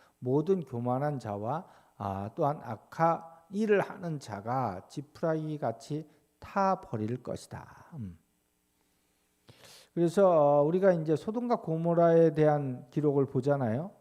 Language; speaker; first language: Korean; native; Korean